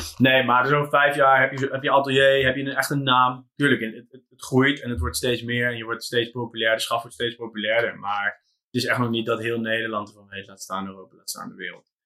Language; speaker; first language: Dutch; native; Dutch